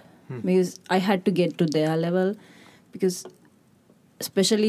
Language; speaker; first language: English; non-native, local second language; Sinhala